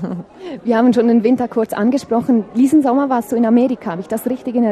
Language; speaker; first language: German; native; German